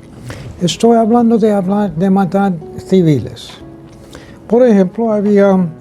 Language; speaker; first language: Spanish; non-native, fluent; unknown